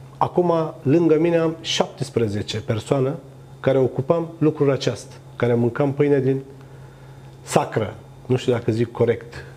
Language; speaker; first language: Romanian; non-native, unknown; Turkish